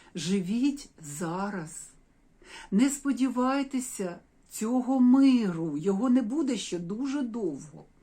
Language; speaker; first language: Ukrainian; non-native, local second language; Russian